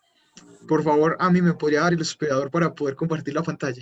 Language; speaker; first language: Spanish; native; Spanish